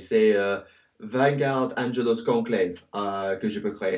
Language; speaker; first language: French; non-native, learner; English